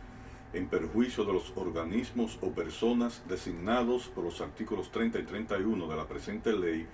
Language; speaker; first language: Spanish; native; Spanish